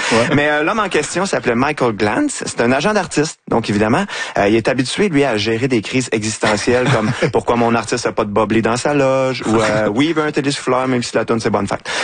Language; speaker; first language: French; native; French